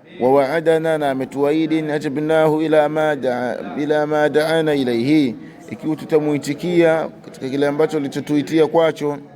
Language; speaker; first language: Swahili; native; Swahili